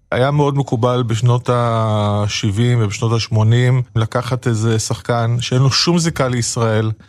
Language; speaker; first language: Hebrew; native; Hebrew